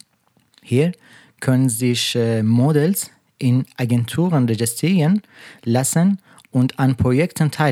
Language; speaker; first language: German; non-native, fluent; Persian